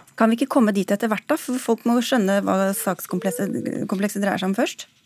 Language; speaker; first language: Norwegian; native; Norwegian